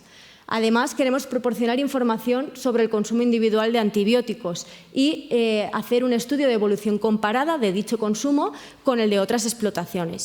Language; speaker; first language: Spanish; native; Spanish